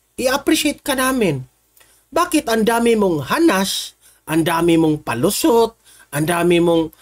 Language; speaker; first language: Filipino; non-native, local second language; Cebuano